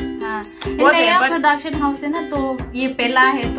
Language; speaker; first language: Hindi; non-native, local second language; Bodo